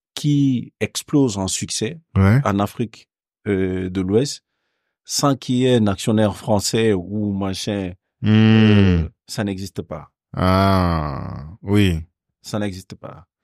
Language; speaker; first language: French; non-native, local second language; Bambara